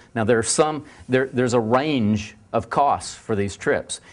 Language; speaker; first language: English; native; English